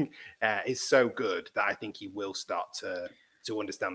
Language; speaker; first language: English; native; English